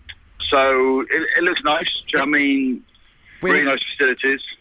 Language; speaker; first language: English; native; English